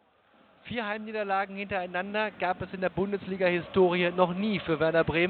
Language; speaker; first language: German; native; German